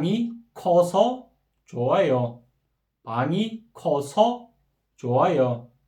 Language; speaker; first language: Korean; non-native, fluent; Kyrgyz